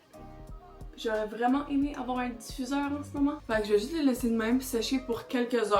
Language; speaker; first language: French; native; French